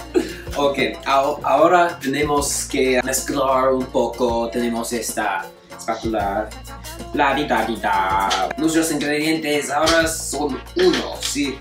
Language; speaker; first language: Spanish; non-native, learner; English